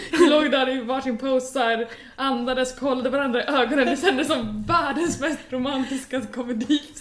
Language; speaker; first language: Swedish; native; Swedish